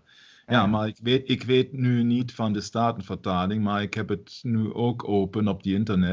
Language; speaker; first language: Dutch; non-native, learner; German